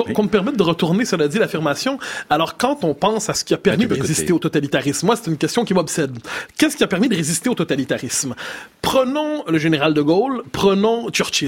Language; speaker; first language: French; native; French